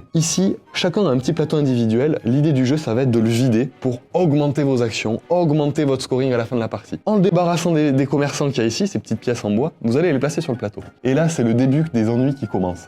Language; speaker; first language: French; native; French